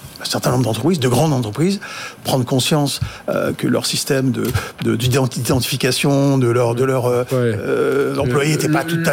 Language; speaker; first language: French; native; French